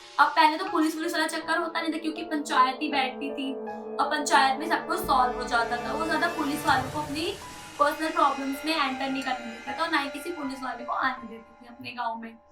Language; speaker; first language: Hindi; native; Hindi